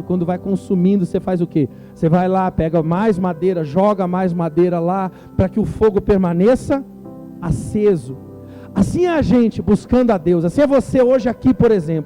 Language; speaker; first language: Portuguese; native; Portuguese